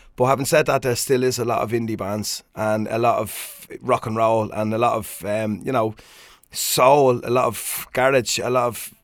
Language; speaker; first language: English; native; English